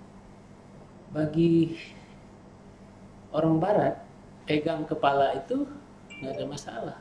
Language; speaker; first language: Indonesian; native; Indonesian